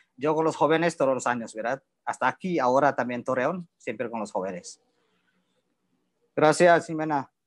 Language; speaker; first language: Spanish; non-native, learner; Indonesian